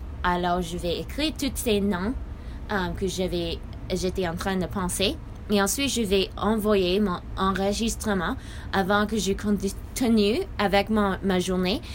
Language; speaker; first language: French; non-native, learner; English